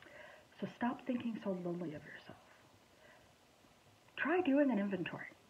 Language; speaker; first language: English; native; English